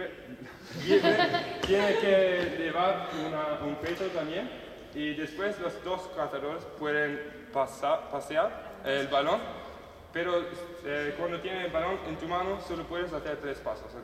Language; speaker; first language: Spanish; non-native, learner; German